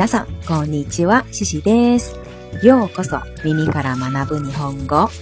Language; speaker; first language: Japanese; non-native, fluent; Chinese